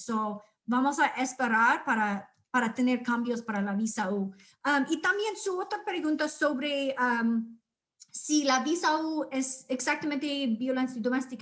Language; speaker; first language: Spanish; non-native, fluent; English